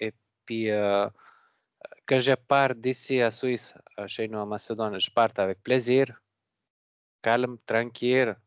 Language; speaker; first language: French; non-native, learner; Macedonian